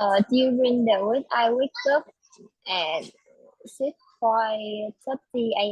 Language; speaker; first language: English; non-native, learner; Vietnamese